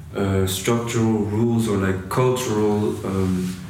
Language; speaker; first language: English; non-native, fluent; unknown